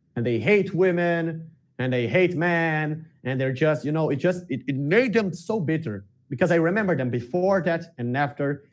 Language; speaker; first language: English; non-native, fluent; Portuguese